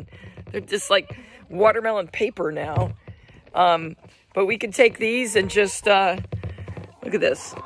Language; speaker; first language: English; native; English